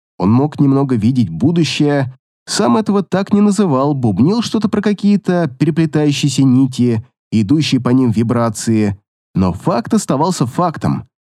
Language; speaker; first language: Russian; native; Russian